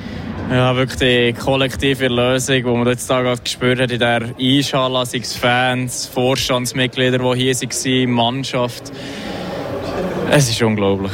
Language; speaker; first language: German; native; German